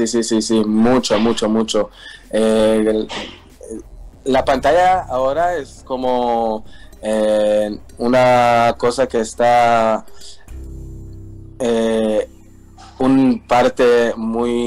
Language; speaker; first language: Spanish; non-native, learner; Hebrew